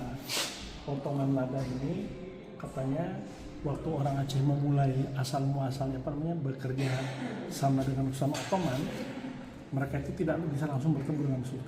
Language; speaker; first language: Indonesian; native; Indonesian